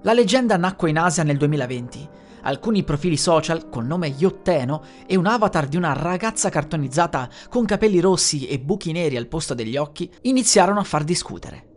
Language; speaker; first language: Italian; native; Italian